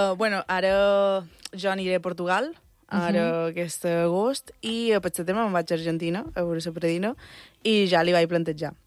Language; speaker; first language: Catalan; early bilingual, other home language; Spanish